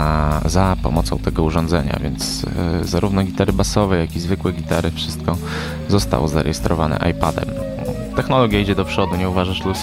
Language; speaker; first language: Polish; native; Polish